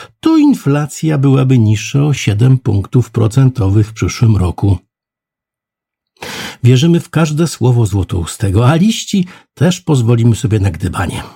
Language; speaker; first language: Polish; native; Polish